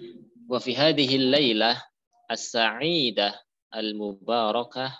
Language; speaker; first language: Arabic; non-native, fluent; Indonesian